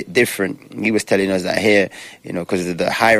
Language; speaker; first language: English; native; English